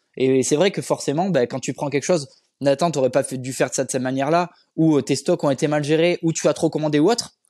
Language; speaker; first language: French; native; French